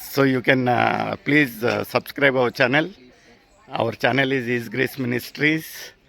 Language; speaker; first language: English; non-native, local second language; Telugu